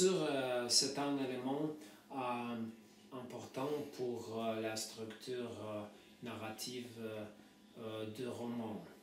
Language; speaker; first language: French; non-native, fluent; Russian